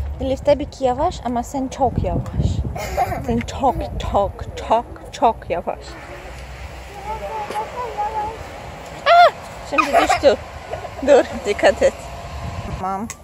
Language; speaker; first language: Turkish; non-native, learner; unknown